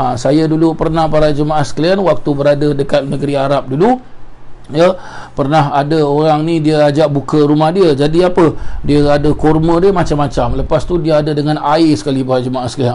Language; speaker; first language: Malay; native; Malay